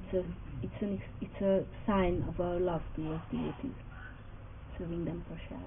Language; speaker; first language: English; non-native, fluent; Hungarian